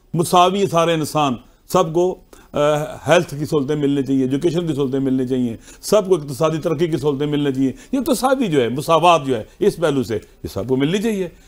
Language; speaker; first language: Urdu; non-native, local second language; Punjabi